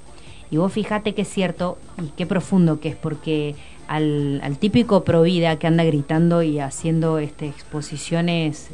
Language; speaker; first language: Spanish; native; Spanish